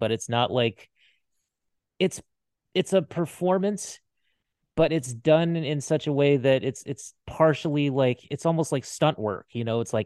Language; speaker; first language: English; native; English